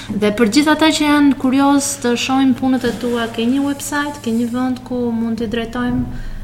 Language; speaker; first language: Albanian; native; Albanian